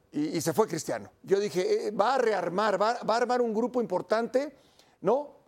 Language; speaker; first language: Spanish; native; Spanish